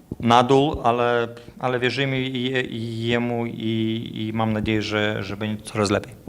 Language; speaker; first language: Polish; non-native, fluent; Lithuanian